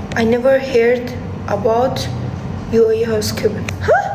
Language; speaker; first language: English; non-native, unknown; Azerbaijani